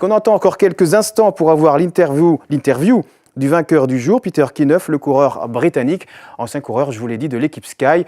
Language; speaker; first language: French; native; French